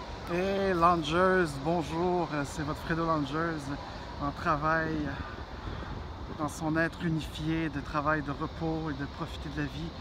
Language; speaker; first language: French; native; French